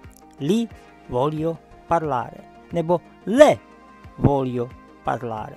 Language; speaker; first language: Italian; non-native, fluent; Czech